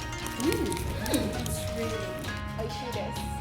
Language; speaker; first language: Japanese; non-native, learner; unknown